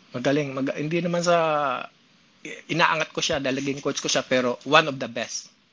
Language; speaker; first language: Filipino; non-native, local second language; Pangasinan